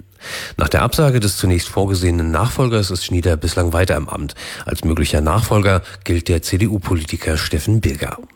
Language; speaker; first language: German; native; German